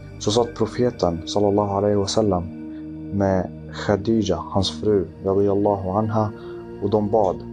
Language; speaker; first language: Swedish; early bilingual, other home language; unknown